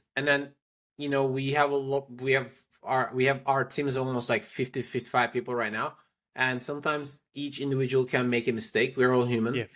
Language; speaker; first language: English; non-native, fluent; Turkish